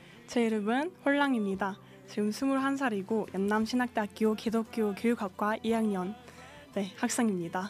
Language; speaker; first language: Korean; non-native, fluent; Mongolian